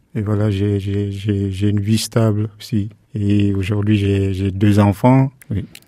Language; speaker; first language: French; non-native, local second language; Fula